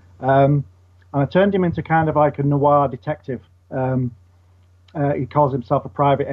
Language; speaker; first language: English; native; English